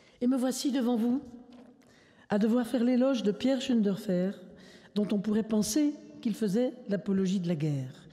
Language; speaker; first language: French; native; French